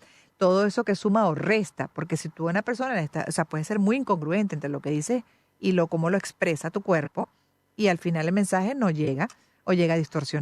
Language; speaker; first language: Spanish; native; Spanish